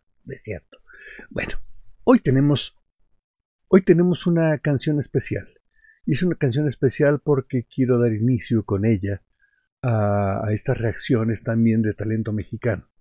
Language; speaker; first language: Spanish; native; Spanish